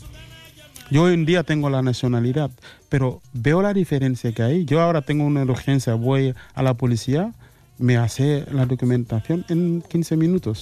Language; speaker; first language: Spanish; non-native, fluent; Mandingo